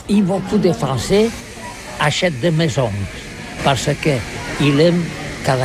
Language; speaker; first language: French; non-native, learner; Catalan